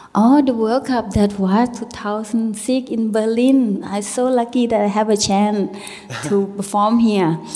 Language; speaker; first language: English; non-native, learner; Thai